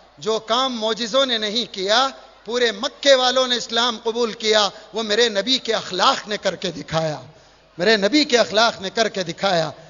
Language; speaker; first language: Urdu; native; Urdu